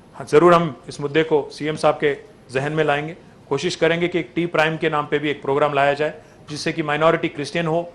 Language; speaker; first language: Hindi; non-native, local second language; Telugu